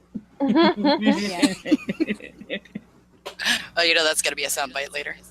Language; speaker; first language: English; native; English